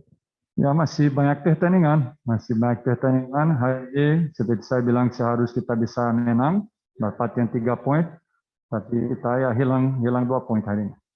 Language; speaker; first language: Indonesian; non-native, fluent; Portuguese